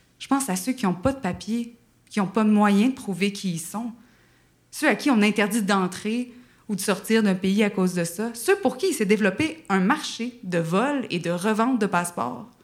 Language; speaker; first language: French; native; French